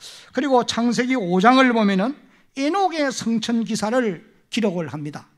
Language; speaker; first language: Korean; native; Korean